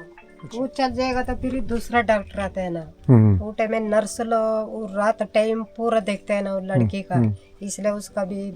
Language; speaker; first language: Hindi; non-native, local second language; Tibetan